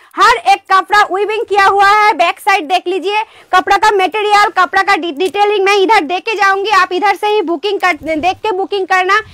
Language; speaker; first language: Hindi; non-native, local second language; Bangla